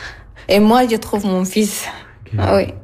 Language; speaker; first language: French; non-native, learner; Arabic